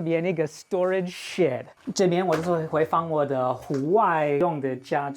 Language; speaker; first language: Chinese; non-native, fluent; English